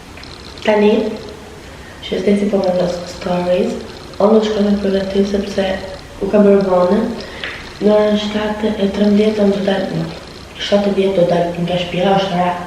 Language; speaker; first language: Albanian; early bilingual, heritage; Albanian